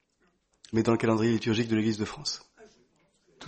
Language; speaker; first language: French; native; French